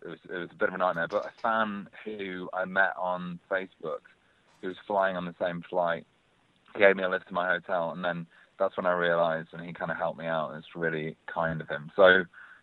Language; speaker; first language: English; native; English